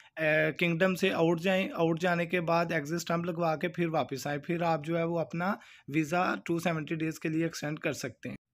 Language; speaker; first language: Urdu; non-native, local second language; Punjabi